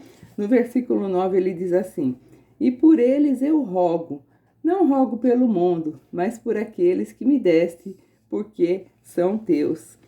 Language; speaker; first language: Portuguese; native; Portuguese